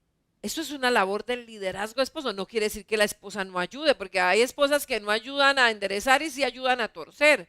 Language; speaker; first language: Spanish; native; Spanish